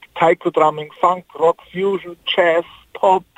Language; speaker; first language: German; native; German